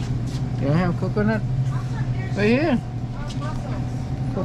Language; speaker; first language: English; non-native, learner; Iu Mien